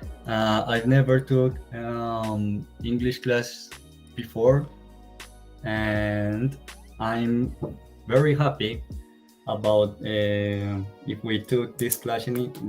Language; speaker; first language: English; non-native, learner; Spanish